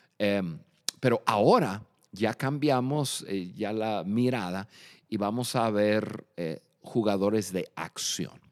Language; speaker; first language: Spanish; non-native, fluent; English